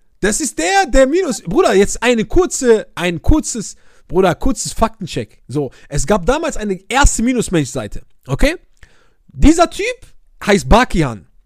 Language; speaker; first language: German; early bilingual, other home language; Arabic